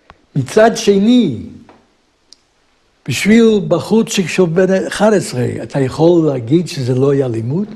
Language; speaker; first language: Hebrew; non-native, fluent; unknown